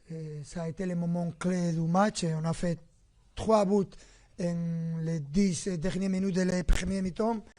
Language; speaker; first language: French; non-native, fluent; Spanish